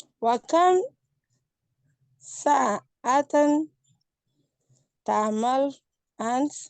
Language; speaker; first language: Arabic; non-native, learner; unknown